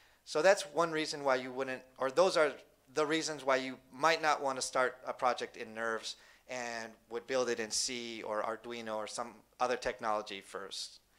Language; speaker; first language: English; native; English